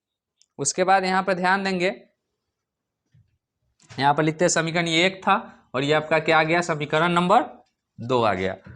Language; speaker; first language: Hindi; native; Hindi